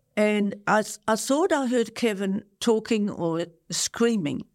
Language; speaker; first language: English; non-native, fluent; Dutch